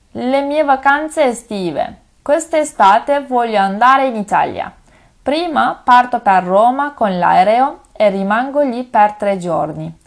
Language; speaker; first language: Italian; non-native, learner; Turkish